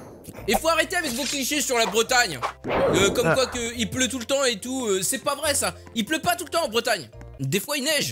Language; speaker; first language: French; native; French